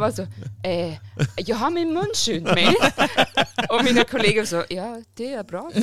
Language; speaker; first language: Swedish; non-native, fluent; German